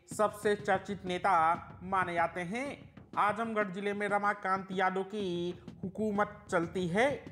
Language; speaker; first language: Hindi; native; Hindi